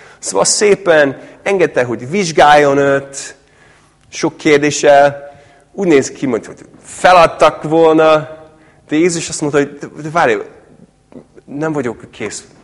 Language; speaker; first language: Hungarian; non-native, fluent; English